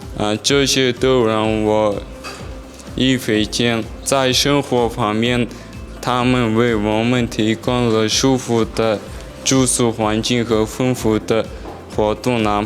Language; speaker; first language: Chinese; non-native, fluent; Mongolian